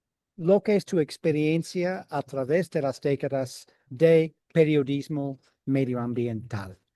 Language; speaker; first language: Spanish; non-native, fluent; English